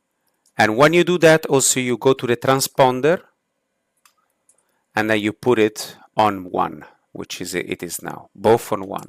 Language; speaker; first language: English; non-native, fluent; Italian